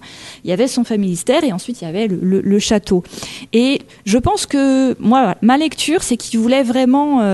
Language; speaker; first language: French; native; French